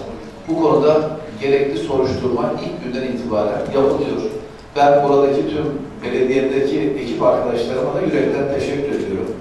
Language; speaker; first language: Turkish; native; Turkish